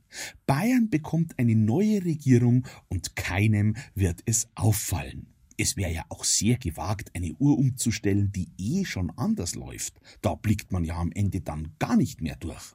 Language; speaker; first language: German; native; German